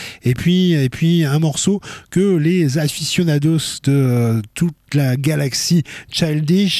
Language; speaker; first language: French; native; French